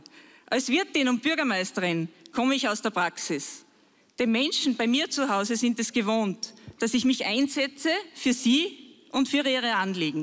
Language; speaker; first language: German; native; German